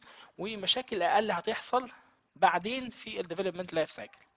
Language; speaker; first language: Arabic; native; Arabic